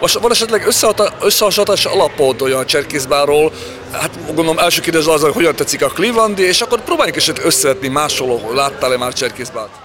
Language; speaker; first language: Hungarian; early bilingual, heritage; Hungarian